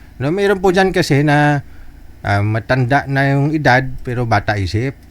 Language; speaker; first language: Filipino; native; Filipino